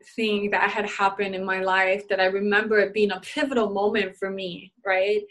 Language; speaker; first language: English; native; English